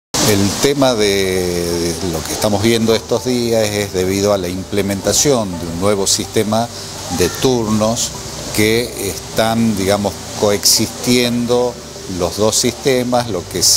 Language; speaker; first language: Spanish; native; Spanish